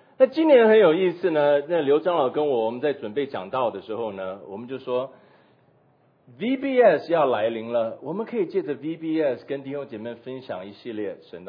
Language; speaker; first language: Chinese; native; Chinese